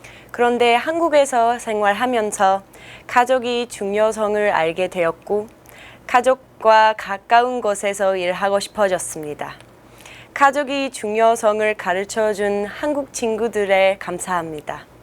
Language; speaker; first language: Korean; non-native, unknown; English